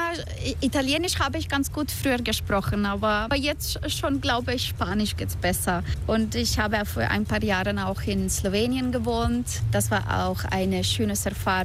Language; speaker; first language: German; non-native, learner; Croatian